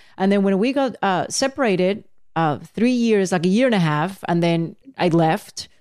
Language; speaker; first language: English; non-native, local second language; Spanish